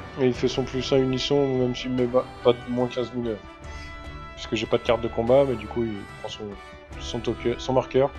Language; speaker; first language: French; native; French